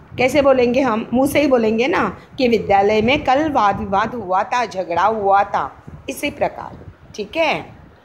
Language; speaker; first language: Hindi; native; Hindi